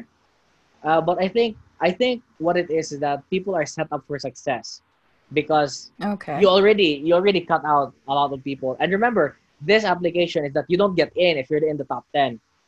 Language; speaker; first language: English; non-native, local second language; Cebuano